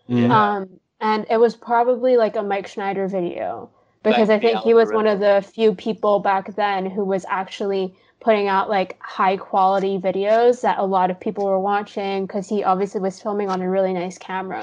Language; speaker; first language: English; non-native, local second language; Cantonese